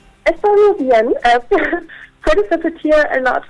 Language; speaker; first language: Spanish; non-native, learner; German